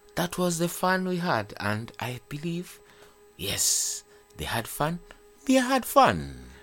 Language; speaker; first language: English; non-native, local second language; Ganda